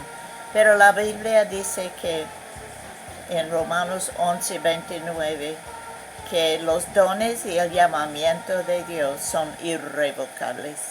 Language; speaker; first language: Spanish; non-native, fluent; English